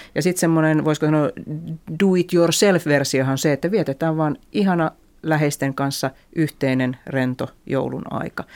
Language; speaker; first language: Finnish; native; Finnish